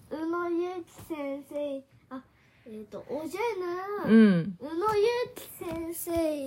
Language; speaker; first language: Japanese; early bilingual, other home language; Korean